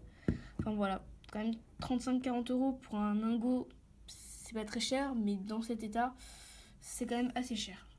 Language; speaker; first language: French; native; French